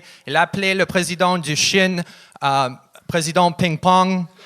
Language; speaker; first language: French; non-native, learner; Russian